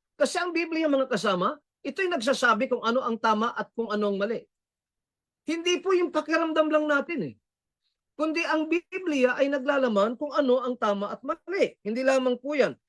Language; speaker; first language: Filipino; non-native, local second language; Cebuano